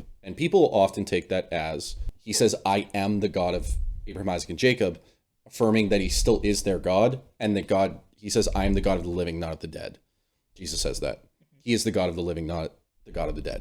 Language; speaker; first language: English; native; English